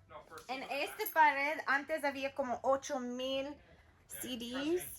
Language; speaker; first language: Spanish; early bilingual, heritage; Spanish